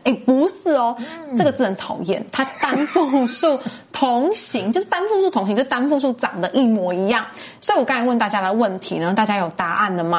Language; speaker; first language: Chinese; native; Chinese